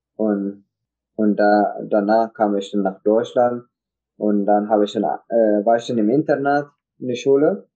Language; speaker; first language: German; non-native, learner; Tigrinya